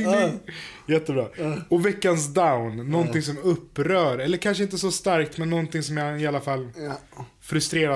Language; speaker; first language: Swedish; native; Swedish